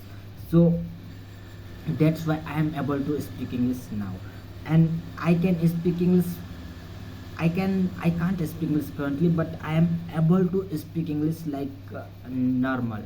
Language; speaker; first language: English; non-native, learner; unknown